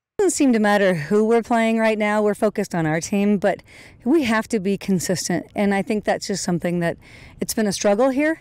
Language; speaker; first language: English; native; English